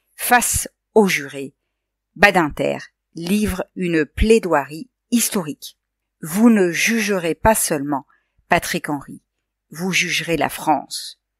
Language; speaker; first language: French; native; French